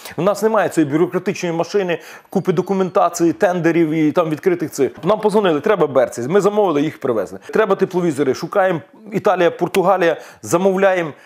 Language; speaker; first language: Ukrainian; native; Ukrainian